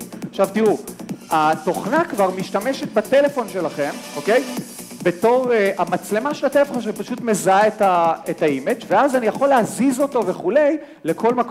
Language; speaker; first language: Hebrew; native; Hebrew